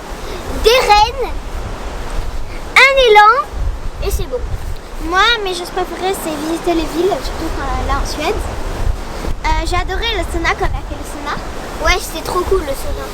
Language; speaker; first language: French; native; French